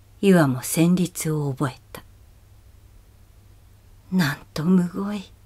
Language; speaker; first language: Japanese; native; Japanese